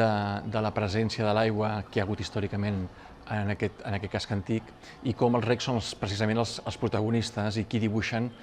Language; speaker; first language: Catalan; native; Catalan